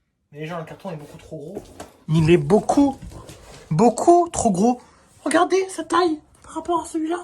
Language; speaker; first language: French; native; French